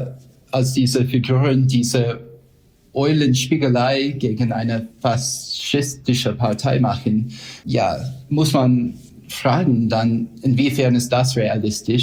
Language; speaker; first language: German; non-native, fluent; English